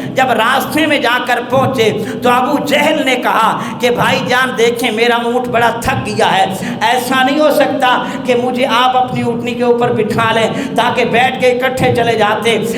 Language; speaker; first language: Urdu; non-native, local second language; Punjabi